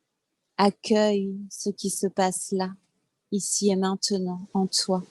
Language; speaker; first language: French; native; French